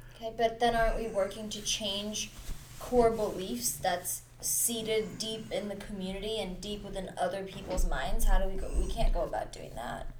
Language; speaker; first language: English; early bilingual, other home language; Hindi